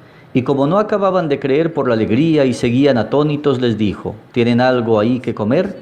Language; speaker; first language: Spanish; native; Spanish